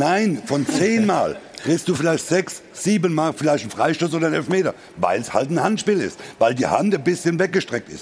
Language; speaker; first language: German; native; German